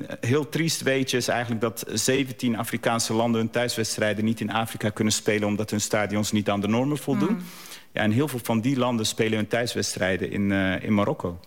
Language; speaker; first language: Dutch; early bilingual, other home language; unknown